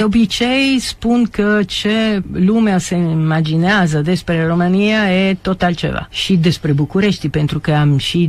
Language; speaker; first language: Romanian; non-native, fluent; Italian